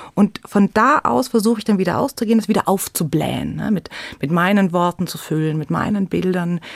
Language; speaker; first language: German; native; German